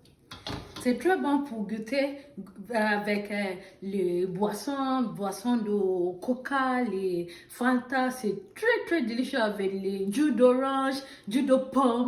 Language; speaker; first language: French; non-native, learner; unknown